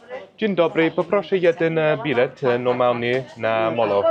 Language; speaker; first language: Polish; non-native, learner; English